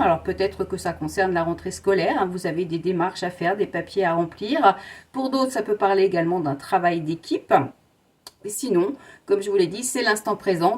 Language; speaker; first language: French; native; French